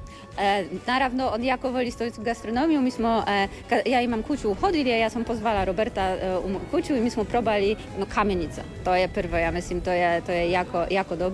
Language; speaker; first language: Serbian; non-native, learner; Polish